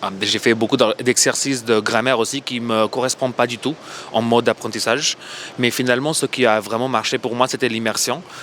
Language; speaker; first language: French; non-native, fluent; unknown